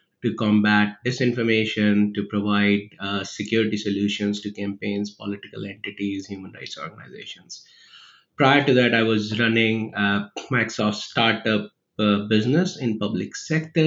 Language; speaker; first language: English; non-native, local second language; Hindi